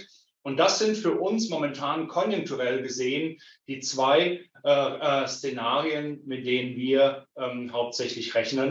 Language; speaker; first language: German; native; German